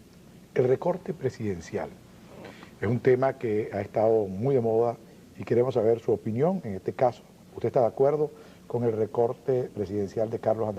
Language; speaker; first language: Spanish; native; Spanish